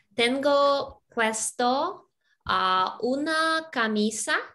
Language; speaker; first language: Spanish; non-native, learner; Russian